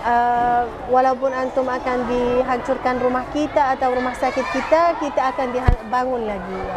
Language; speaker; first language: Indonesian; non-native, fluent; Arabic